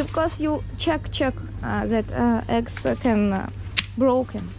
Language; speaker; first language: English; non-native, learner; Russian